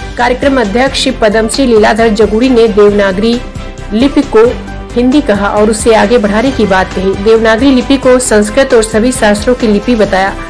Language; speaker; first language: Hindi; native; Hindi